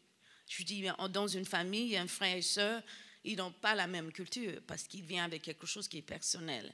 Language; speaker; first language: French; non-native, fluent; English